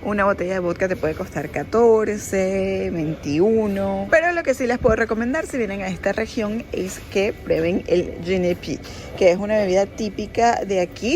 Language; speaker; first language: Spanish; native; Spanish